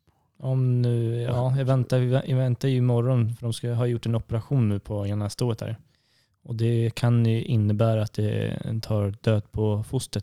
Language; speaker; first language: Swedish; native; Swedish